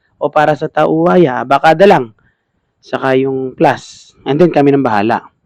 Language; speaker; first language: Filipino; native; Filipino